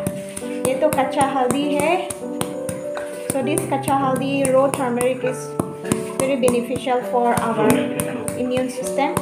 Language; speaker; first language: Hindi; non-native, local second language; Karbi